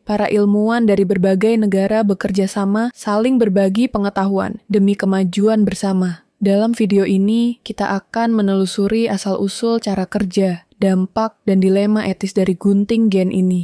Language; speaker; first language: Indonesian; native; Indonesian